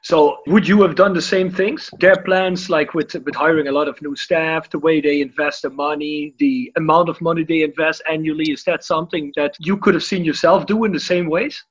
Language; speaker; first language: English; non-native, fluent; Dutch